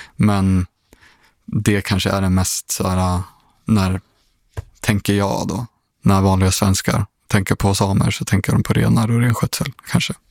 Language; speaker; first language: Swedish; native; Swedish